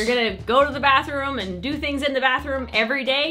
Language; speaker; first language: English; native; English